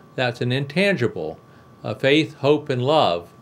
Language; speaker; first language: English; native; English